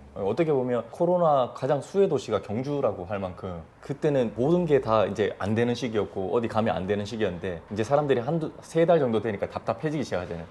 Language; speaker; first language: Korean; native; Korean